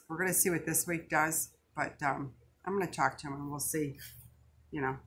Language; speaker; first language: English; native; English